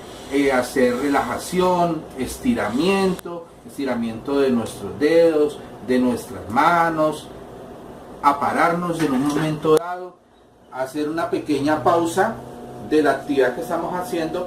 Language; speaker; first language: Spanish; native; Spanish